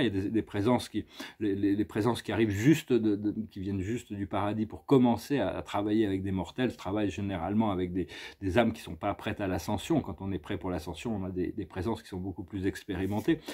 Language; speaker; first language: French; native; French